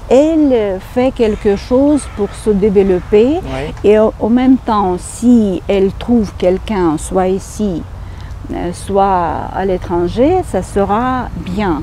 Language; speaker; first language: French; non-native, fluent; Ukrainian